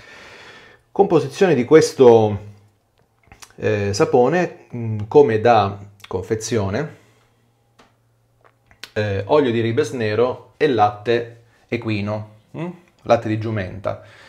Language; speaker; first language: Italian; native; Italian